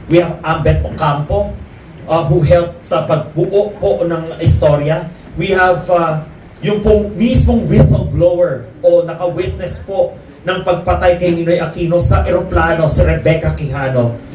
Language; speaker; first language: Filipino; native; Filipino